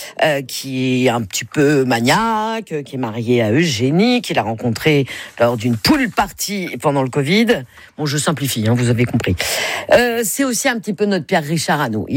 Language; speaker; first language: French; native; French